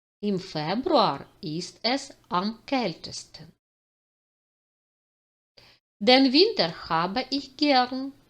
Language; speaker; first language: German; non-native, fluent; Ukrainian